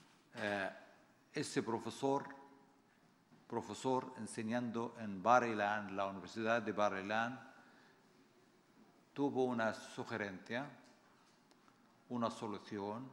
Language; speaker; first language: Spanish; non-native, fluent; Arabic